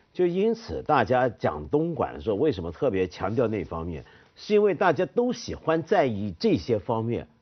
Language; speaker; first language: Chinese; native; Chinese